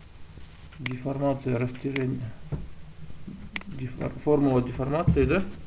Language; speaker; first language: Russian; native; Russian